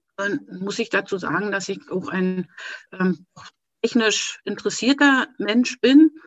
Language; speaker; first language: German; native; German